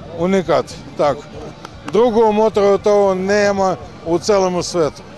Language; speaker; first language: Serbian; non-native, learner; Russian